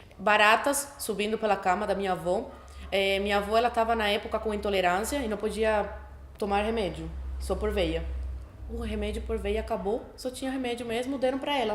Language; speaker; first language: Portuguese; early bilingual, other home language; Spanish